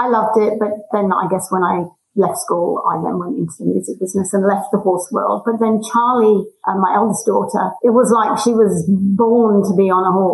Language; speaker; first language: English; native; English